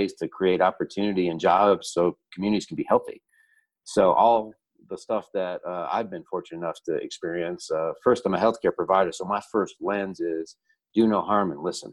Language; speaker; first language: English; early bilingual, other home language; Italian